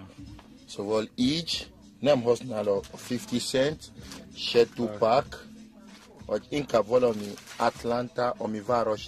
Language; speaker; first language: Hungarian; non-native, learner; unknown